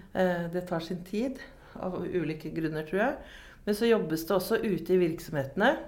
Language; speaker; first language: Norwegian; native; Norwegian